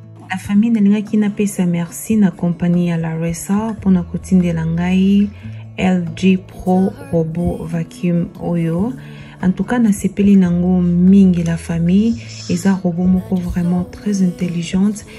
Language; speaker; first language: French; non-native, local second language; Lingala